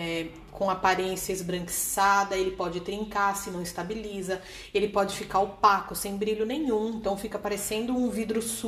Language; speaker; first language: Portuguese; native; Portuguese